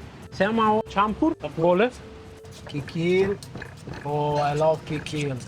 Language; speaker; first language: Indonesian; non-native, learner; Italian